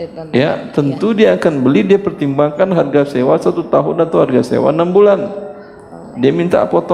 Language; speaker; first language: Indonesian; native; Indonesian